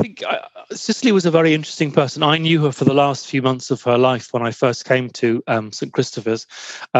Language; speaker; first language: English; native; English